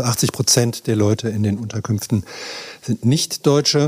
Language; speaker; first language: German; native; German